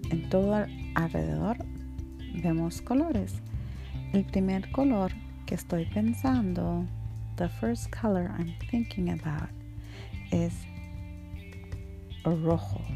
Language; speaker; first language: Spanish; early bilingual, heritage; Spanish